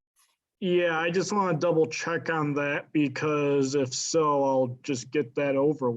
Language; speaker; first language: English; native; English